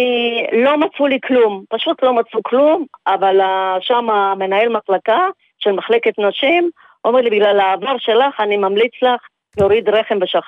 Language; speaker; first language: Hebrew; non-native, fluent; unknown